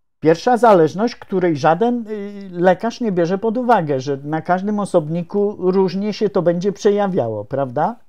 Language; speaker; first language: Polish; native; Polish